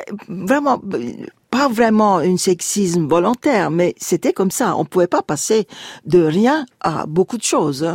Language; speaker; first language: French; non-native, fluent; Turkish